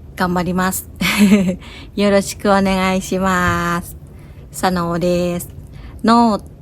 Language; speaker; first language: Japanese; non-native, learner; Thai